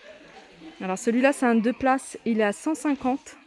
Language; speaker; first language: French; native; French